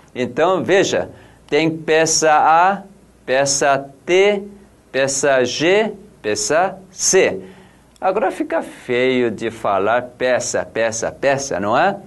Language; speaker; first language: Portuguese; non-native, fluent; Korean